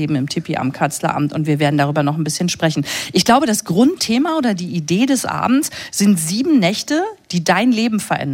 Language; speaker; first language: German; native; German